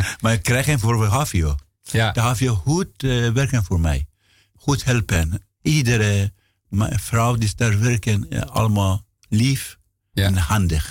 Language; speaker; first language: Dutch; non-native, learner; Persian